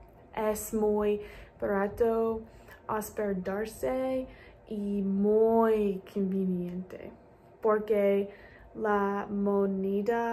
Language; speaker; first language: Spanish; non-native, learner; English